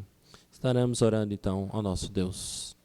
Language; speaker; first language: Portuguese; native; Portuguese